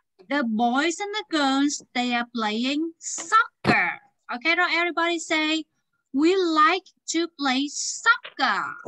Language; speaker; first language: English; non-native, fluent; Vietnamese